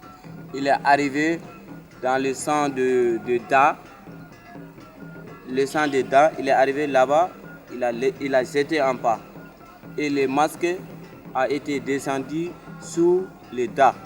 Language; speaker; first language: French; non-native, learner; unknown